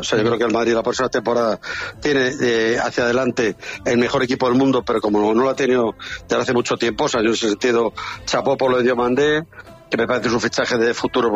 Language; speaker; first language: Spanish; native; Spanish